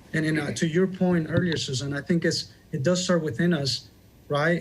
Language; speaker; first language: English; early bilingual, other home language; Spanish